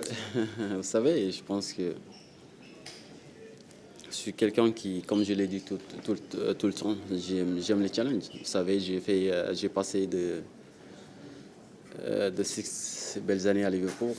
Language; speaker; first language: French; non-native, local second language; Wolof